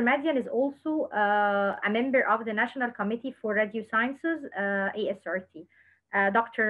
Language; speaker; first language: English; non-native, fluent; Arabic